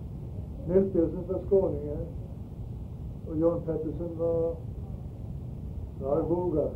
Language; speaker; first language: Swedish; early bilingual, heritage; Swedish